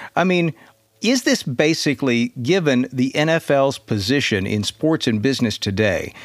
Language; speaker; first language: English; native; English